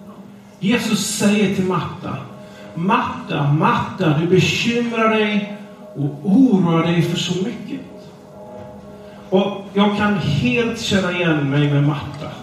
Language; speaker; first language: Swedish; non-native, fluent; English